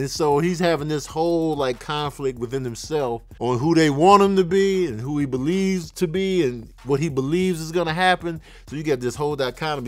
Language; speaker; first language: English; native; English